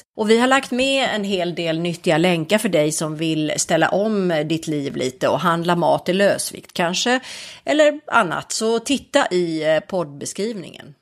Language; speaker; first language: Swedish; native; Swedish